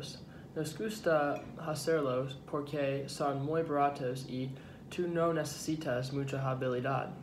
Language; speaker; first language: Spanish; non-native, learner; English